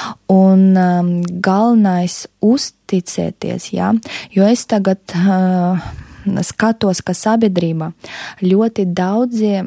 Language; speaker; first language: Latvian; non-native, local second language; Russian